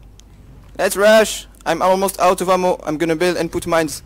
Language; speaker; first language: English; non-native, fluent; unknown